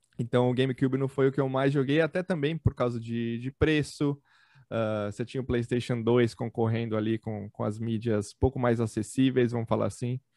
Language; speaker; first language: Portuguese; native; Portuguese